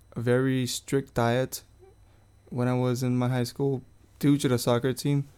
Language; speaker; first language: English; non-native, fluent; Portuguese